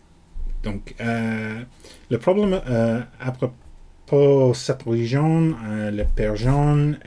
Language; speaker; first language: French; non-native, learner; English